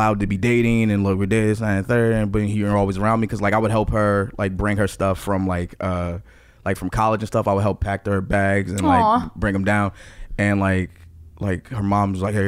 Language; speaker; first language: English; native; English